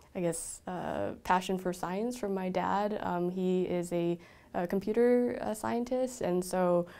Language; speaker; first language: English; native; English